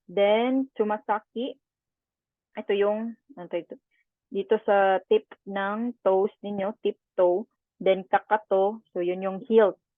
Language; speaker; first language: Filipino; non-native, local second language; Cebuano